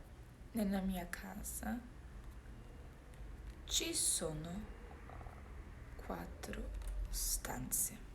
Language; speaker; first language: Italian; non-native, fluent; Portuguese